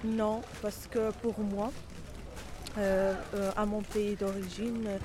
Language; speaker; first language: French; non-native, learner; Arabic